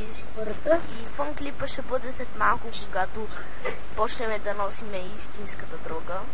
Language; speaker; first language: Bulgarian; native; Bulgarian